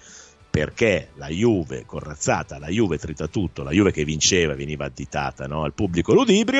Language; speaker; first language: Italian; native; Italian